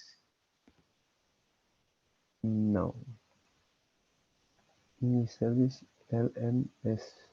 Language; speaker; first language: English; non-native, learner; Spanish